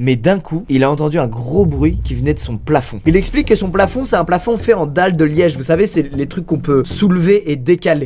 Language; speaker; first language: French; native; French